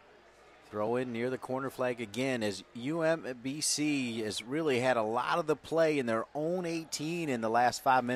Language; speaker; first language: English; native; English